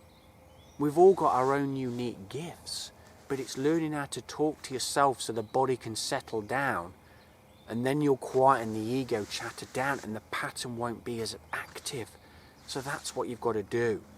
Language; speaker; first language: English; native; English